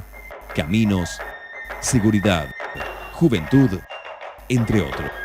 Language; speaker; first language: Spanish; native; Spanish